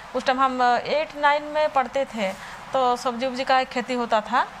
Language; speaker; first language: Hindi; non-native, local second language; Santali